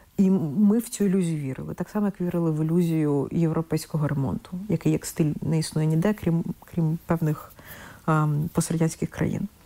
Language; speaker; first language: Ukrainian; non-native, local second language; Russian